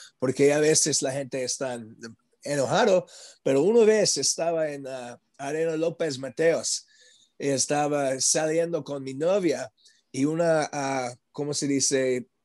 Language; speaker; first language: Spanish; non-native, learner; English